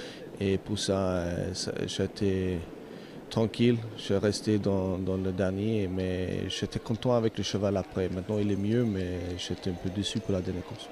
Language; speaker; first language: French; non-native, learner; Swedish